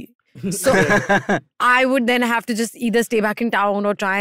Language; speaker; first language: English; non-native, local second language; Hindi